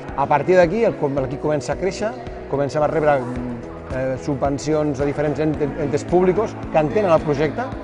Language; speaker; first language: Catalan; native; Catalan